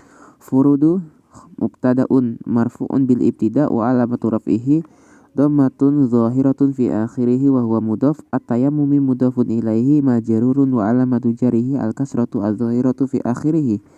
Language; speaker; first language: Arabic; non-native, fluent; Indonesian